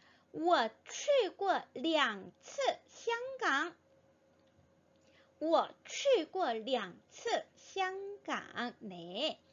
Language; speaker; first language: Chinese; non-native, fluent; Korean